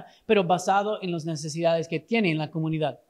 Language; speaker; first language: Spanish; non-native, fluent; English